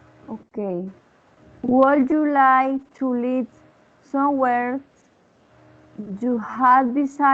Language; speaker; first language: English; non-native, learner; Spanish